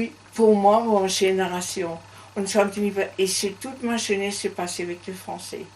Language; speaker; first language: French; non-native, learner; German